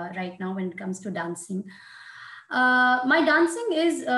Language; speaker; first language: English; non-native, local second language; Hindi